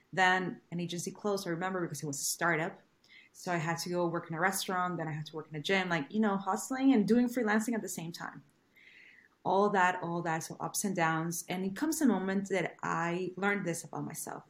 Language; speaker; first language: English; non-native, fluent; Spanish